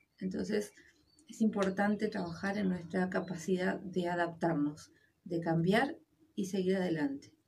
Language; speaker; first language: Spanish; native; Spanish